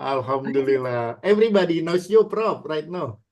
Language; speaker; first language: English; non-native, learner; Indonesian